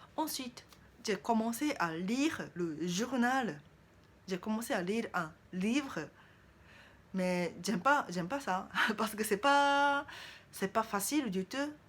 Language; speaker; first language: French; non-native, learner; Japanese